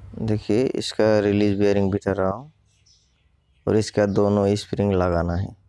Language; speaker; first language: Hindi; non-native, local second language; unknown